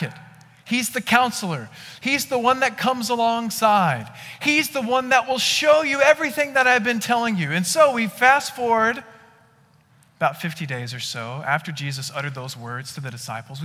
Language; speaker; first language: English; native; English